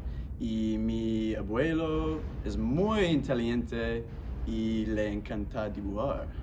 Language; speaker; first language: Spanish; non-native, learner; English